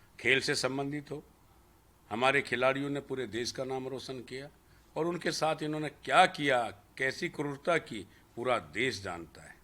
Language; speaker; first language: Hindi; native; Hindi